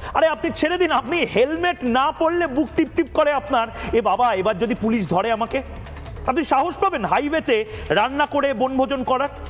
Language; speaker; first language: Bangla; native; Bangla